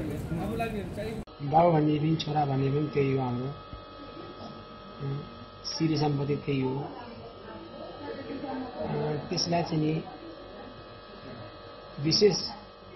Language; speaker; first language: Nepali; native; Nepali